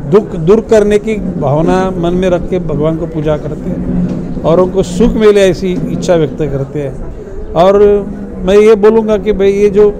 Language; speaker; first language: Hindi; non-native, local second language; Marathi